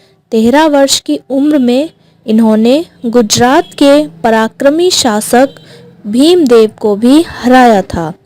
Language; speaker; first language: Hindi; native; Hindi